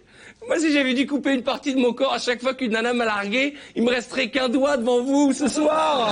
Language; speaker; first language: French; native; French